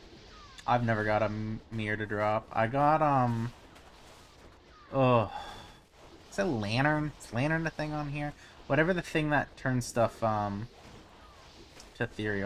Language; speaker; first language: English; native; English